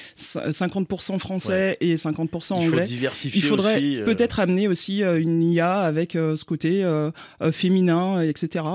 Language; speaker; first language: French; native; French